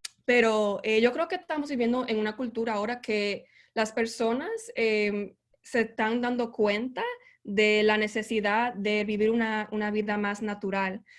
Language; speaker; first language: Spanish; early bilingual, heritage; Spanish